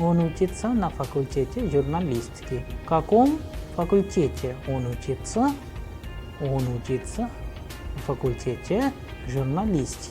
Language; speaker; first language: Russian; non-native, fluent; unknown